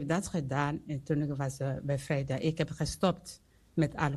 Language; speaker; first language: Dutch; non-native, learner; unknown